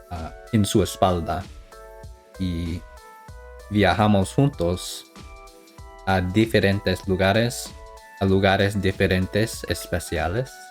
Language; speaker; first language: Spanish; non-native, learner; English